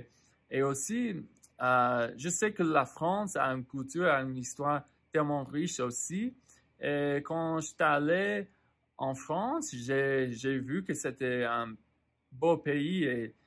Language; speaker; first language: French; non-native, fluent; English